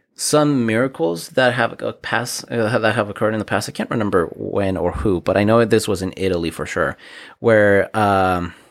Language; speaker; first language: English; early bilingual, other home language; Spanish